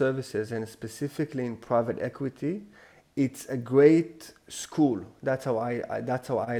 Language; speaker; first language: English; non-native, fluent; Hebrew